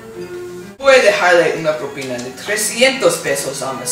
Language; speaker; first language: Spanish; non-native, learner; English